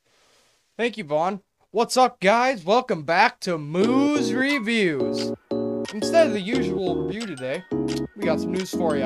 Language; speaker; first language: English; native; English